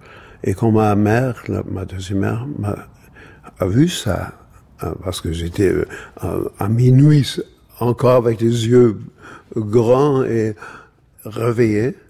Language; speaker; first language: French; non-native, fluent; German